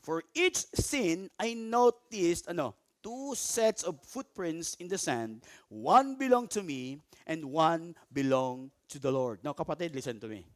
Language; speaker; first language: English; non-native, local second language; Filipino